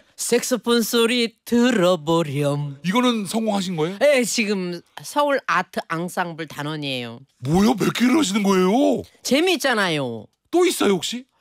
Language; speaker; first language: Korean; native; Korean